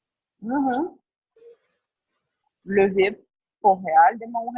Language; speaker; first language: French; non-native, learner; Portuguese